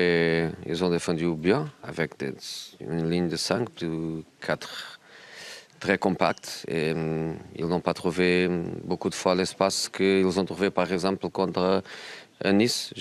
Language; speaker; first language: French; non-native, learner; Portuguese